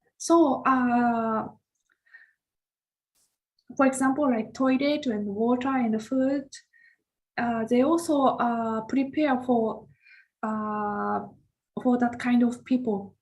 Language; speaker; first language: English; non-native, learner; Japanese